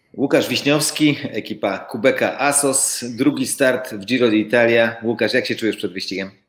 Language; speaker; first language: Polish; native; Polish